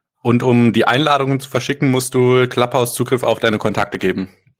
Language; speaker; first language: German; native; German